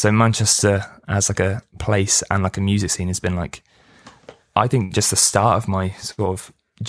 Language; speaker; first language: English; native; English